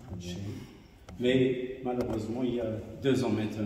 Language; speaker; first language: French; non-native, local second language; Arabic